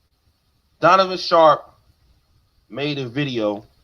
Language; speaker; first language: English; native; English